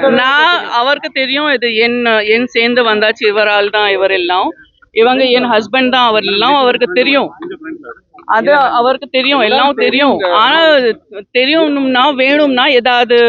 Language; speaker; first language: Tamil; non-native, learner; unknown